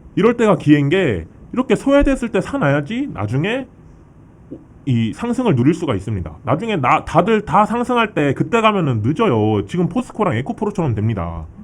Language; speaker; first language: Korean; early bilingual, heritage; Korean